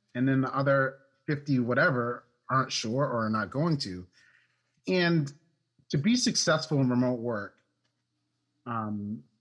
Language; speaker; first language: English; native; English